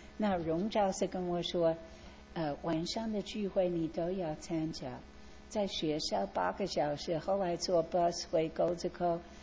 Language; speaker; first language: Chinese; non-native, fluent; English